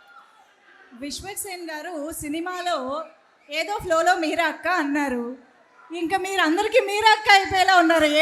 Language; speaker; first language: Telugu; native; Telugu